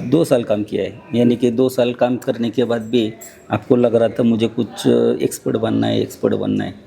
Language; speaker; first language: Hindi; non-native, local second language; Marathi